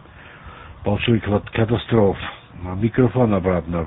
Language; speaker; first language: Russian; non-native, learner; German